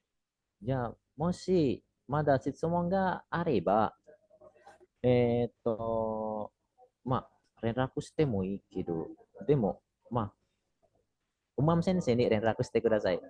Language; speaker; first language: Japanese; non-native, fluent; Indonesian